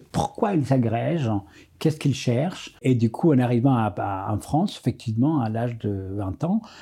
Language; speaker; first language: French; non-native, fluent; Spanish